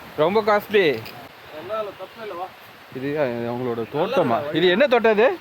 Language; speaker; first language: Tamil; native; Tamil